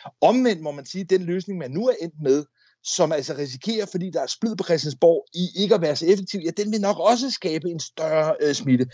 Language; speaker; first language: Danish; native; Danish